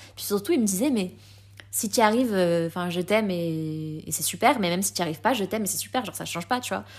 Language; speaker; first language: French; native; French